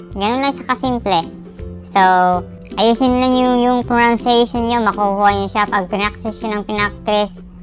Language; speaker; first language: Filipino; non-native, local second language; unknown